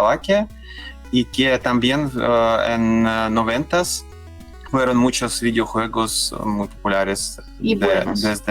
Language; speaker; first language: Spanish; non-native, learner; Russian